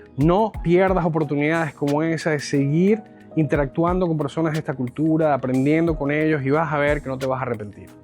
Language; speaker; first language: Spanish; native; Spanish